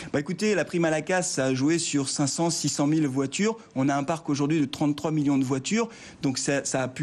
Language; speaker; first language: French; native; French